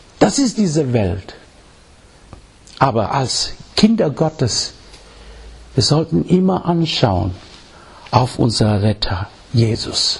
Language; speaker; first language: German; non-native, learner; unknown